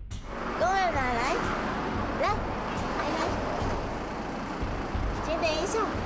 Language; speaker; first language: Chinese; non-native, learner; Japanese